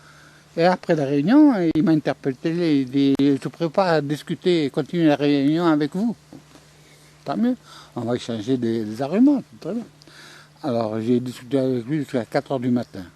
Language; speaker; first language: French; native; French